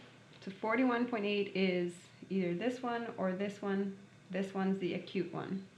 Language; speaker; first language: English; native; English